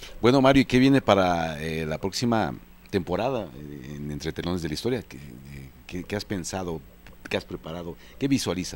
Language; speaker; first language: Spanish; native; Spanish